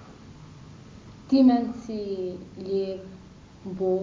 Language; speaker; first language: Dutch; non-native, learner; Arabic